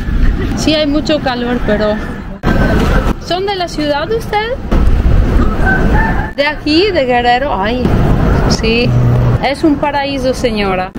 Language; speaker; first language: Spanish; non-native, learner; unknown